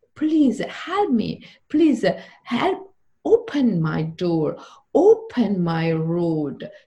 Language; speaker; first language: English; non-native, fluent; Italian